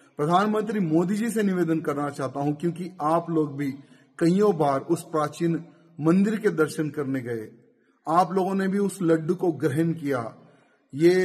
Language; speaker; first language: Hindi; native; Hindi